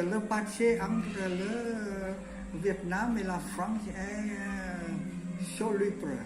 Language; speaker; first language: French; non-native, learner; Vietnamese